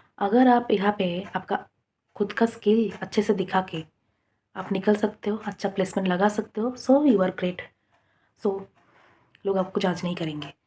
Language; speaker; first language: Hindi; non-native, local second language; Bangla